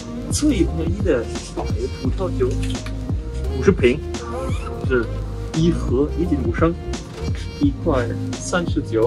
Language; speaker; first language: Chinese; non-native, fluent; German